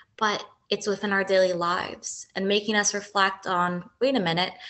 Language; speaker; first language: English; native; English